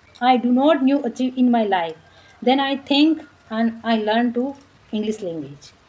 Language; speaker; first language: English; non-native, learner; Marwari